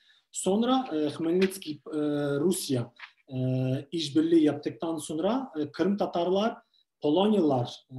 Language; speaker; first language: Turkish; non-native, fluent; Ukrainian